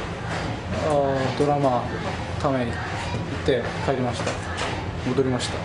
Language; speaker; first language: Japanese; non-native, learner; Korean